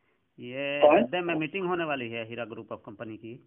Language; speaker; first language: Hindi; native; Hindi